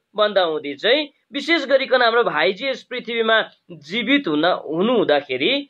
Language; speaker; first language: Nepali; native; Nepali